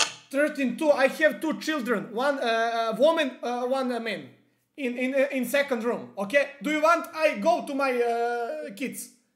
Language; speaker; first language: English; non-native, learner; Serbian